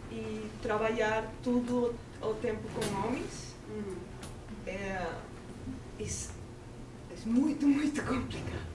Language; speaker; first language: Portuguese; non-native, learner; Spanish